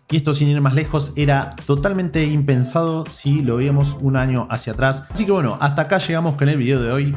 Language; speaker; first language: Spanish; native; Spanish